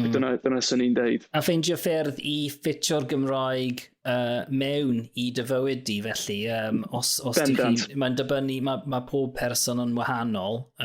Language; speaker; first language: Welsh; non-native, local second language; English